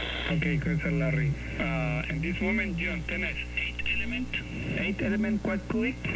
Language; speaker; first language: English; non-native, learner; Spanish